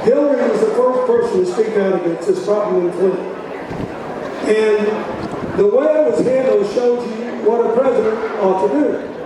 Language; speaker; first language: English; native; English